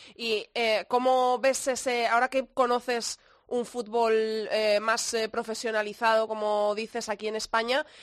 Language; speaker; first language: Spanish; native; Spanish